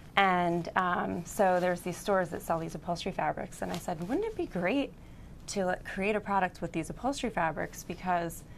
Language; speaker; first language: English; native; English